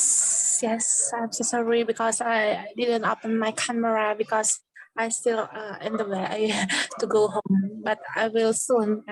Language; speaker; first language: English; non-native, learner; Indonesian